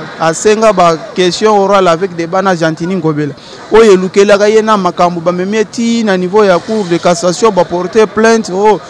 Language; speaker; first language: Lingala; native; Lingala